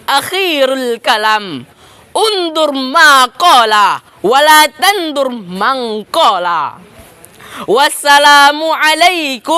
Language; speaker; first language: Arabic; non-native, learner; Indonesian